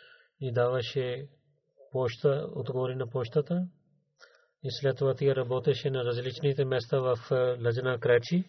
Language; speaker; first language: Bulgarian; non-native, learner; Urdu